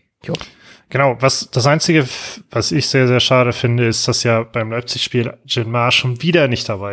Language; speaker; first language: German; native; German